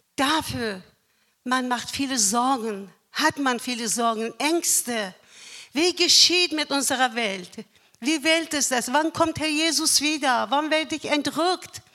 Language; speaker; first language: German; non-native, fluent; Persian